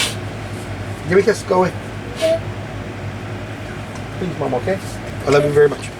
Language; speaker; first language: English; native; English